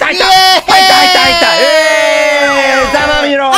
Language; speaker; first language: Japanese; native; Japanese